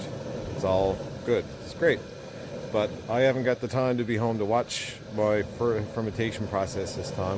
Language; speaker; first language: English; native; English